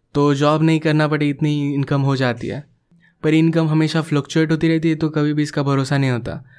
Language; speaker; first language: Hindi; non-native, local second language; Marathi